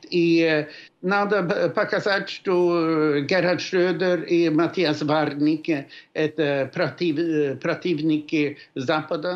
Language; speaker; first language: Russian; non-native, fluent; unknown